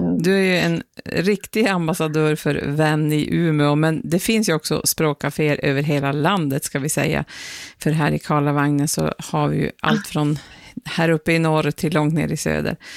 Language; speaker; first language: Swedish; native; Swedish